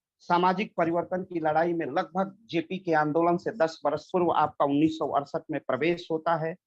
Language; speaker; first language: Hindi; non-native, local second language; Bhojpuri